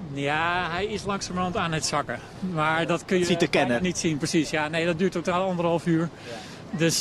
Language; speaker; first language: Dutch; native; Dutch